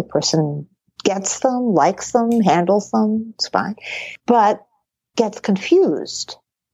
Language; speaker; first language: English; native; English